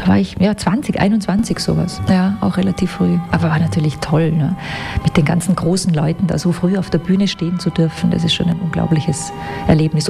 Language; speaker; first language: German; native; German